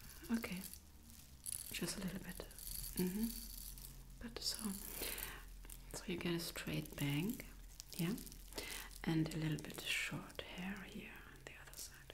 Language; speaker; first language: English; non-native, fluent; German